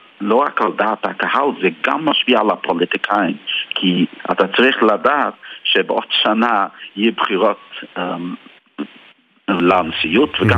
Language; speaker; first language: Hebrew; non-native, fluent; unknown